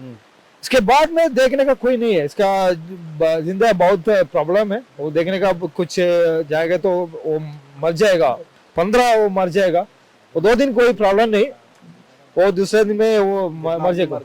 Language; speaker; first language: Hindi; non-native, local second language; Malayalam